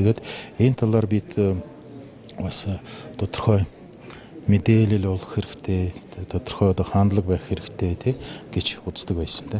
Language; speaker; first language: Mongolian; non-native, fluent; Russian